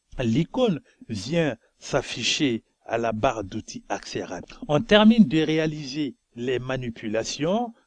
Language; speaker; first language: French; non-native, local second language; Bambara